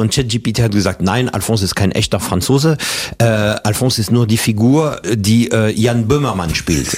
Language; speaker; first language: German; non-native, fluent; French